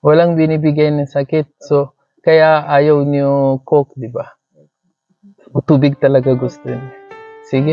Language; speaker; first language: Filipino; non-native, learner; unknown